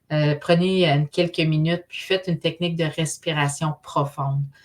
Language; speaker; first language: French; native; French